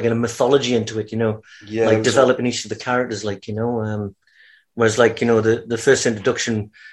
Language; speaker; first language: English; native; English